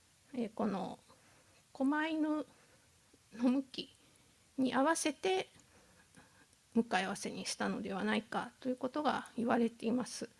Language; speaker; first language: Japanese; native; Japanese